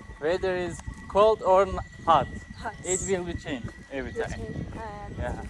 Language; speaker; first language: English; non-native, learner; Turkish